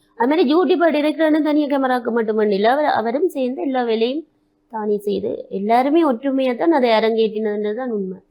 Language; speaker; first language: Tamil; native; Tamil